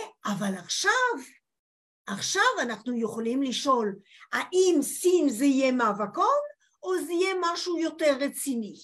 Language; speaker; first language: Hebrew; non-native, fluent; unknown